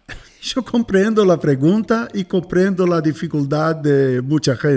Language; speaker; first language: Spanish; non-native, fluent; Portuguese